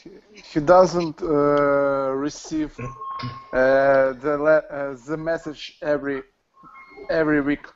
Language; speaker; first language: English; non-native, learner; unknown